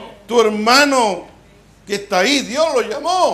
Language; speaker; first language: Spanish; native; Spanish